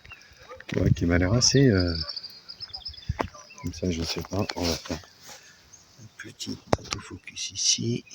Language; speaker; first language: French; native; French